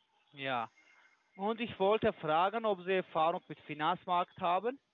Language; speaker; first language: German; non-native, learner; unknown